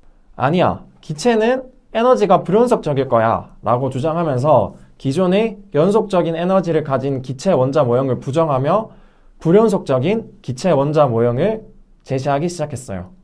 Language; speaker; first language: Korean; native; Korean